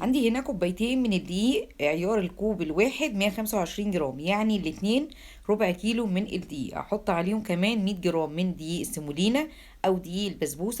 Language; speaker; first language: Arabic; native; Arabic